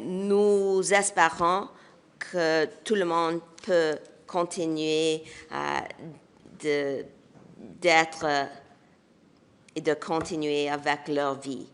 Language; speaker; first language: French; non-native, local second language; English